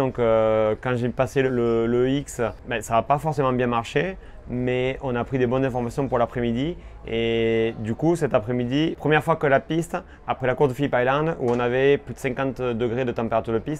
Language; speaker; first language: French; native; French